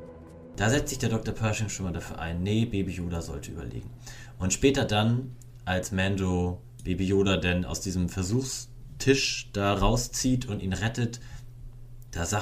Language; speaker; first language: German; native; German